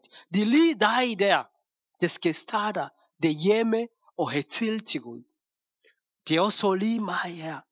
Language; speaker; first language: Danish; non-native, fluent; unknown